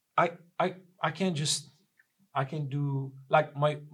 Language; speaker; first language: English; non-native, fluent; Persian